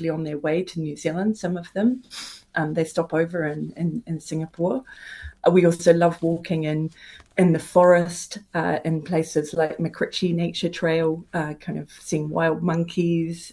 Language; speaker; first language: English; native; English